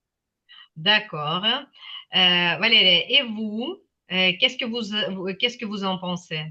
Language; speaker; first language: French; non-native, fluent; Ukrainian